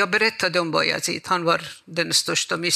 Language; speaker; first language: Swedish; non-native, fluent; Persian